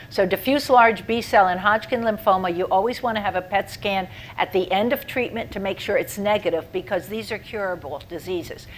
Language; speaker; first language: English; native; English